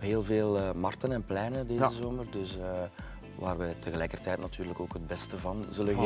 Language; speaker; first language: Dutch; native; Dutch